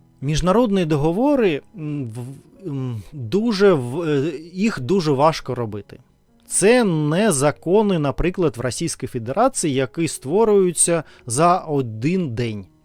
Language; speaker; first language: Ukrainian; non-native, learner; Russian